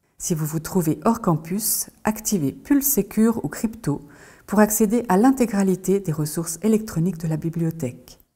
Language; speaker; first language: French; native; French